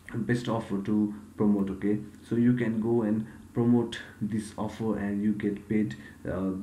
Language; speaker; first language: English; non-native, local second language; Nepali